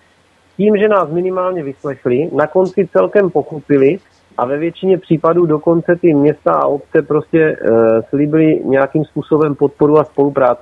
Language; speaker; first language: Czech; native; Czech